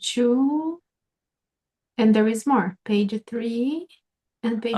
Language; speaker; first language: English; non-native, fluent; Portuguese